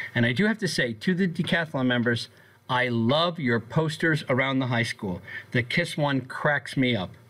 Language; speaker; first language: English; native; English